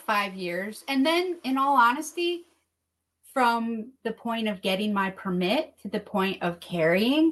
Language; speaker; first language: English; native; English